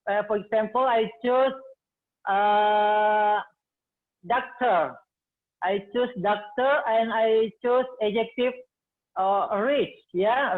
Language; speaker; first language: English; non-native, fluent; Indonesian